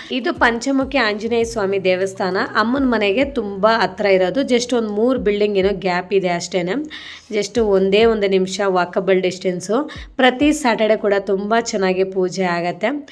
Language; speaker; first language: Kannada; non-native, local second language; Telugu